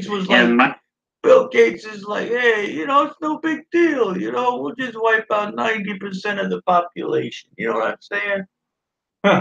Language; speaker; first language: English; native; English